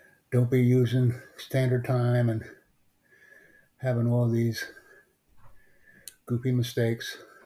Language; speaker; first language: English; native; English